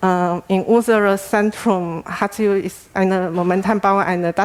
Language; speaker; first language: German; non-native, learner; Chinese